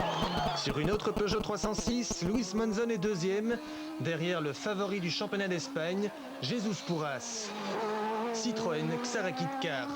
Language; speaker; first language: French; native; French